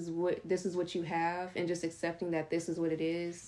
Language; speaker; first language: English; native; English